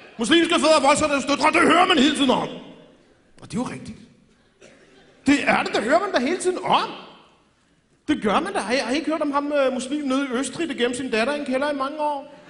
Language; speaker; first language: Danish; early bilingual, other home language; Arabic